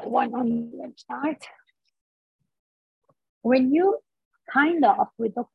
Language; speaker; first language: English; non-native, fluent; Dutch